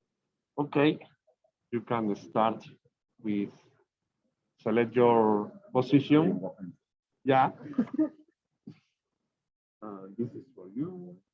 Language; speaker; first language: English; non-native, learner; Spanish